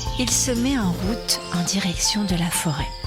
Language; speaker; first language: French; native; French